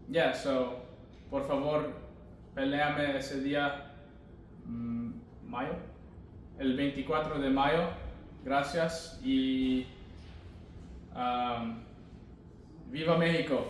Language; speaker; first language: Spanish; early bilingual, heritage; English